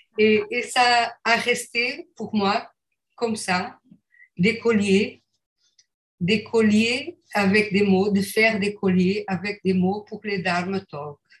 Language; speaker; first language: French; non-native, fluent; Portuguese